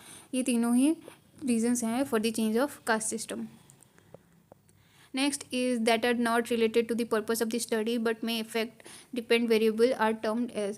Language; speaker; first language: Hindi; native; Hindi